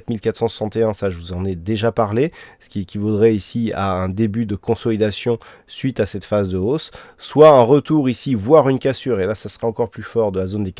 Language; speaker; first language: French; native; French